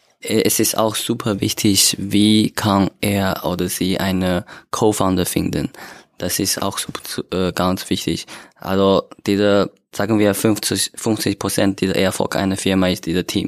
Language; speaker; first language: German; non-native, learner; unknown